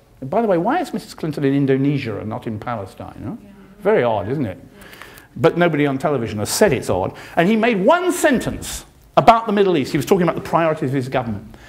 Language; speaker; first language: English; native; English